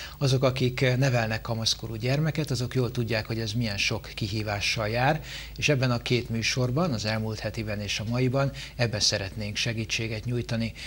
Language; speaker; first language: Hungarian; native; Hungarian